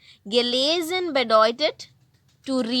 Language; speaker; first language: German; non-native, fluent; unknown